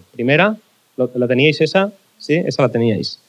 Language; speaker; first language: Spanish; native; Spanish